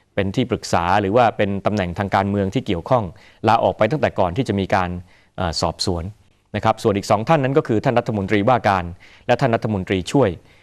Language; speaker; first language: Thai; native; Thai